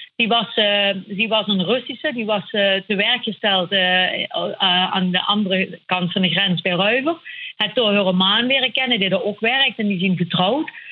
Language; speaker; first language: Dutch; native; Dutch